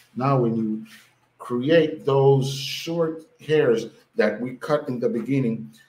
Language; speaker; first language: English; non-native, local second language; Spanish